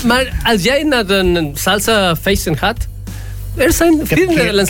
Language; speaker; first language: Dutch; non-native, learner; Spanish